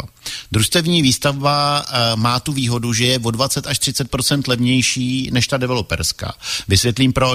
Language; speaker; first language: Czech; native; Czech